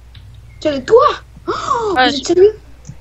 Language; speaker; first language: French; native; French